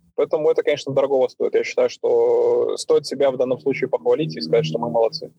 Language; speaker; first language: Russian; native; Russian